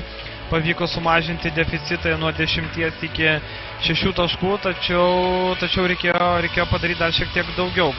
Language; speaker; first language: Lithuanian; native; Lithuanian